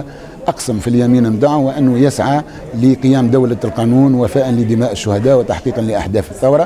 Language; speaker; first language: Arabic; native; Arabic